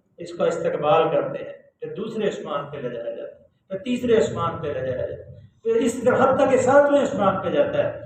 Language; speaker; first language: Urdu; non-native, local second language; Punjabi